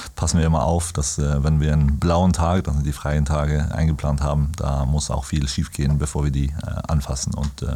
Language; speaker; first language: German; non-native, fluent; Norwegian